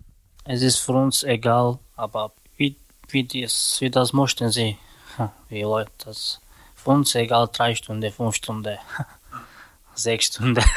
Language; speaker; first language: German; non-native, learner; Romany